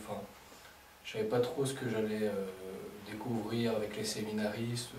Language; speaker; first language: French; native; French